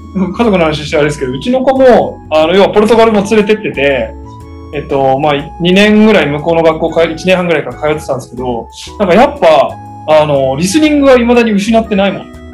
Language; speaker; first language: Japanese; native; Japanese